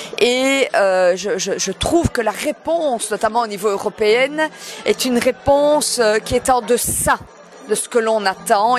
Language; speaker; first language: French; native; French